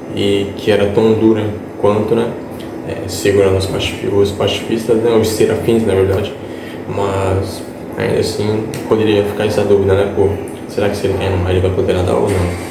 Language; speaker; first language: Portuguese; native; Portuguese